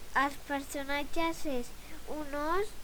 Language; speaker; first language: Catalan; non-native, local second language; Spanish